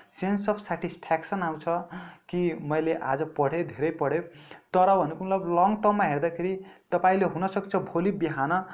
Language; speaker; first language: Nepali; non-native, local second language; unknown